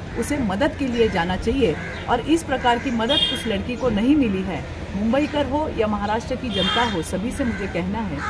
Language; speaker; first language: Hindi; non-native, local second language; Marathi